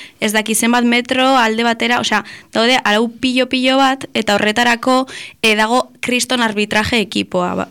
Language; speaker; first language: Basque; non-native, local second language; Spanish